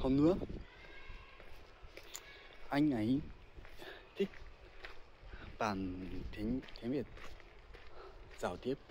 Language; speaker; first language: Vietnamese; non-native, learner; Japanese